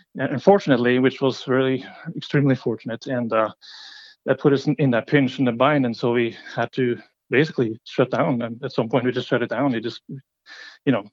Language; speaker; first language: English; non-native, fluent; Norwegian